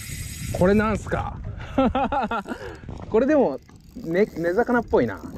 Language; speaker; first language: Japanese; native; Japanese